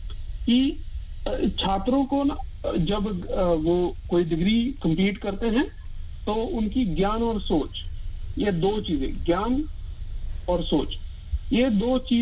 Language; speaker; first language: Hindi; non-native, local second language; Marathi